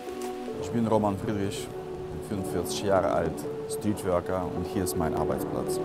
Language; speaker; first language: German; non-native, fluent; Russian